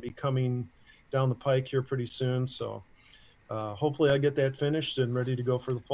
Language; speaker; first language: English; native; English